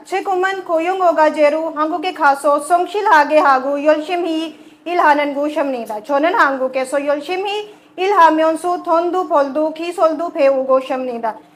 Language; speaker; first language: Korean; non-native, learner; Urdu